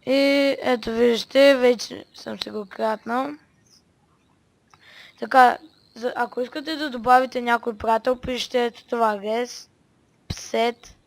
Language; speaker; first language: Bulgarian; native; Bulgarian